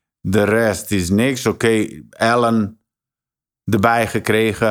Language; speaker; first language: Dutch; non-native, fluent; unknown